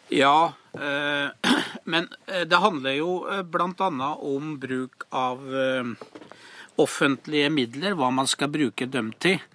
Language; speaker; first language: Norwegian; native; Norwegian